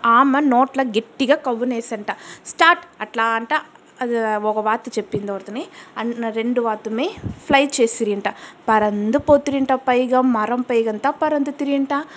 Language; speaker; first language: Telugu; native; Telugu